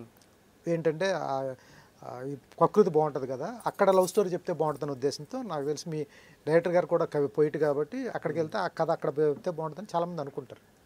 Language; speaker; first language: Telugu; native; Telugu